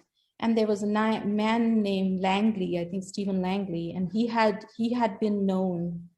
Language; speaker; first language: English; non-native, local second language; Hindi